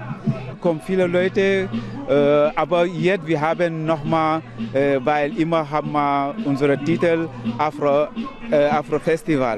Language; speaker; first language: German; non-native, learner; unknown